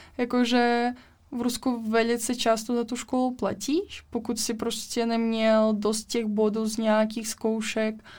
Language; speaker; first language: Czech; non-native, fluent; Russian